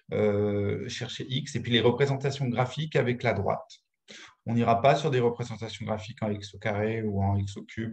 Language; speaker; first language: French; native; French